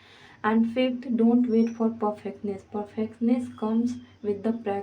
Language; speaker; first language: English; non-native, fluent; Hindi